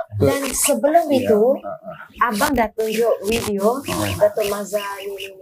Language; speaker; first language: Malay; non-native, local second language; Chinese